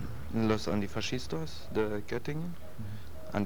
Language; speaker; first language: Spanish; non-native, learner; German